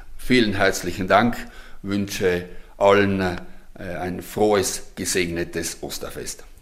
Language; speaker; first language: German; native; German